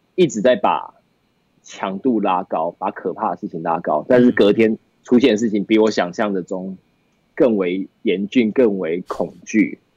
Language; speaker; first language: Chinese; native; Chinese